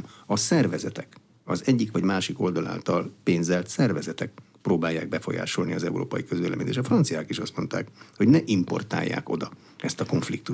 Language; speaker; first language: Hungarian; native; Hungarian